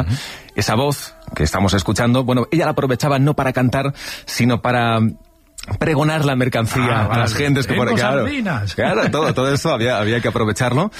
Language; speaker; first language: Spanish; native; Spanish